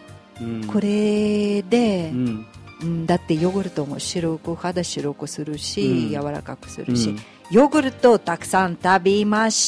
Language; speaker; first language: Japanese; non-native, fluent; Russian